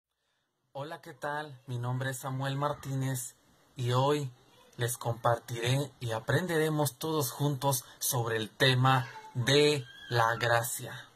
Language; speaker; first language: Spanish; native; Spanish